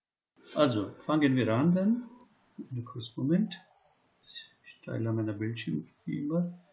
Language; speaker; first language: German; non-native, learner; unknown